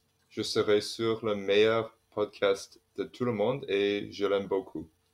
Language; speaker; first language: French; non-native, learner; English